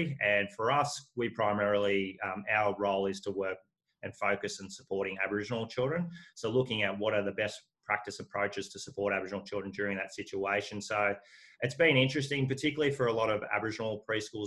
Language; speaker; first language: English; native; English